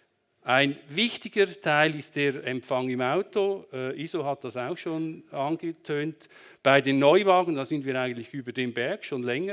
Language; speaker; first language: German; native; German